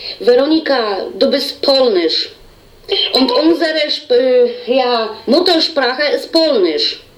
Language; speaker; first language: German; non-native, learner; Polish